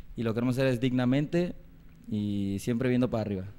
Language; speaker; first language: Spanish; native; Spanish